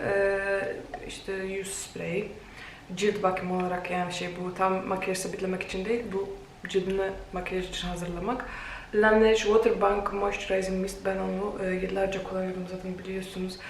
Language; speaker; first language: Turkish; non-native, fluent; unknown